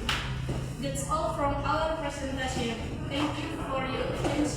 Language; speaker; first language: English; non-native, learner; Indonesian